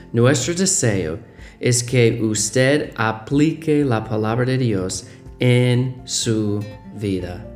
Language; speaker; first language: Spanish; non-native, learner; English